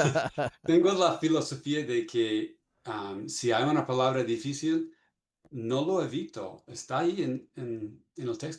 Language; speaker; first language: Spanish; non-native, fluent; English